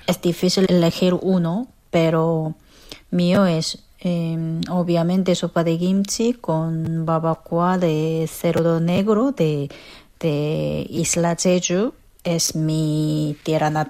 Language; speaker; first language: Spanish; non-native, fluent; Korean